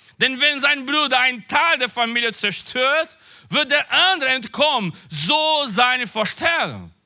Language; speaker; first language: German; non-native, learner; Portuguese